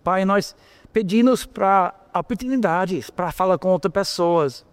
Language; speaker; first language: Portuguese; non-native, fluent; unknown